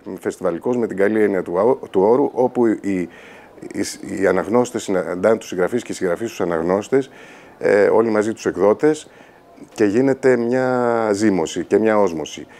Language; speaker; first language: Greek; native; Greek